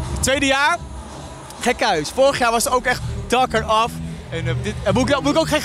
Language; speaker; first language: Dutch; native; Dutch